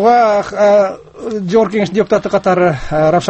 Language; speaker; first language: Kyrgyz; native; Kyrgyz